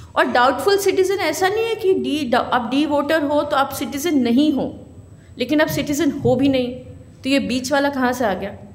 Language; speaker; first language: Hindi; non-native, local second language; Bangla